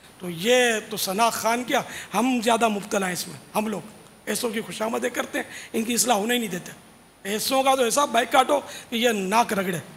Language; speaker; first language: Urdu; native; Urdu